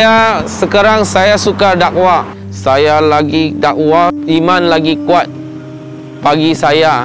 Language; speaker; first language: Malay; non-native, local second language; Min Nan Chinese